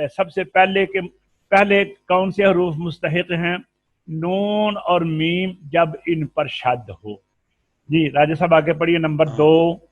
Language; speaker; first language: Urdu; non-native, local second language; Punjabi